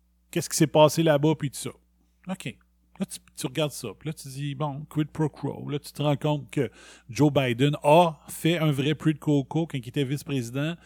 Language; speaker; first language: French; native; French